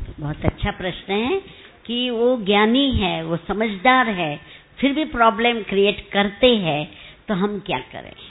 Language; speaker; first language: Hindi; non-native, local second language; Marathi